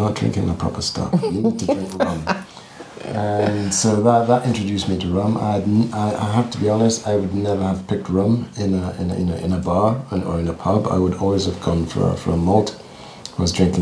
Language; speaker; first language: English; non-native, local second language; Ganda